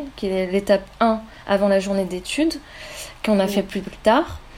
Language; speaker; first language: French; native; French